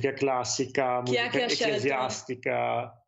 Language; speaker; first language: Italian; non-native, fluent; German